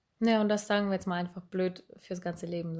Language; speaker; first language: German; native; German